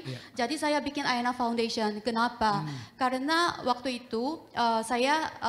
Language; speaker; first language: Indonesian; non-native, fluent; Korean